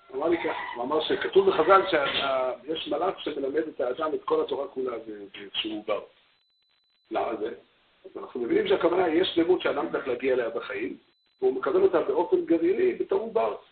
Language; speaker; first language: Hebrew; native; Hebrew